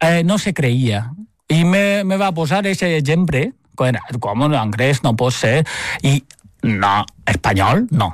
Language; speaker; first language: Catalan; non-native, fluent; Chinese